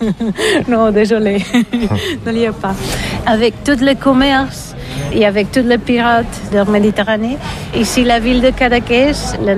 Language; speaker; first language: French; non-native, learner; Catalan